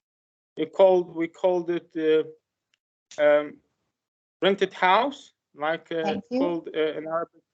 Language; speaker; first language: English; non-native, learner; Arabic